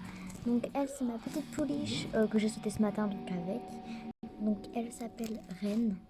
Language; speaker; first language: French; native; French